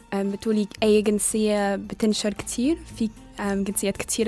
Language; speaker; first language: Arabic; non-native, learner; English